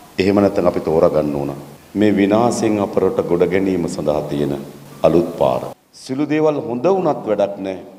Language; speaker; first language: Sinhala; native; Sinhala